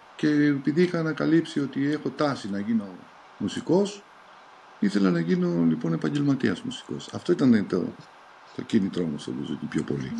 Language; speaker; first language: Greek; early bilingual, heritage; Greek